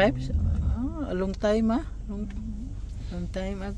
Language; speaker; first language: English; non-native, learner; Filipino